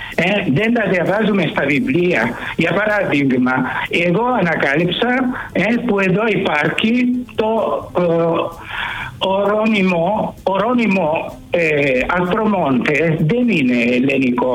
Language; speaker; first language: Greek; early bilingual, heritage; Greek